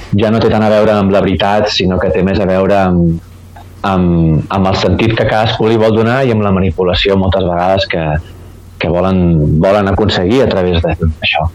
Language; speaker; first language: Catalan; native; Catalan